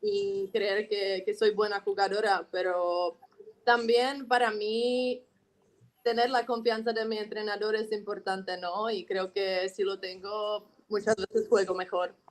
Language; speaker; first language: Spanish; non-native, fluent; Czech